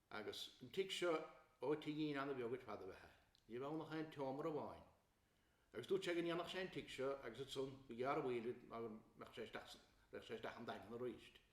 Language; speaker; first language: Irish; native; Irish